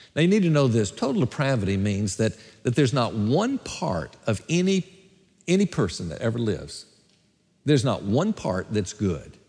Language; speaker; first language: English; native; English